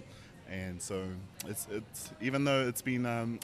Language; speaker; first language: English; early bilingual, other home language; Tongan